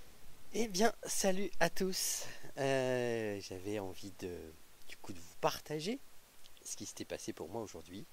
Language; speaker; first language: French; native; French